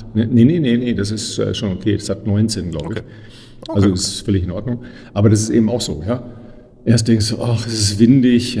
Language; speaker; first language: German; native; German